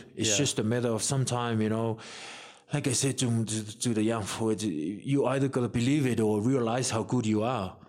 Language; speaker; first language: English; non-native, fluent; Samoan